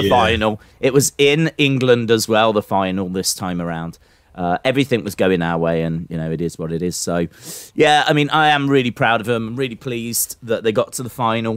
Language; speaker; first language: English; native; English